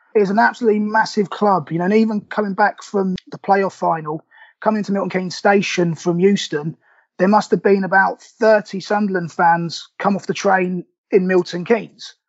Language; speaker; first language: English; native; English